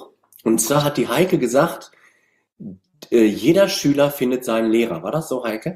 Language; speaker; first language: German; native; German